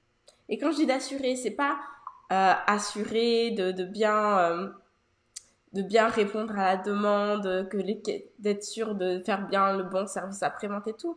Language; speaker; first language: French; native; French